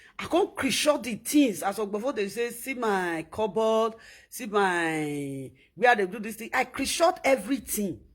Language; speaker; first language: Nigerian Pidgin; native; Nigerian Pidgin